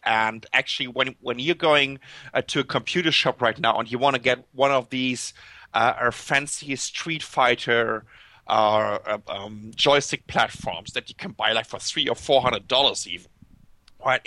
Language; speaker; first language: English; non-native, fluent; German